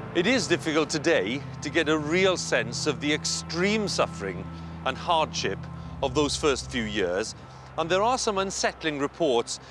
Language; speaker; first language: English; non-native, local second language; Welsh